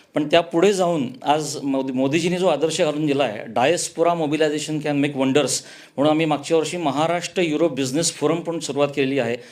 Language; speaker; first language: Marathi; native; Marathi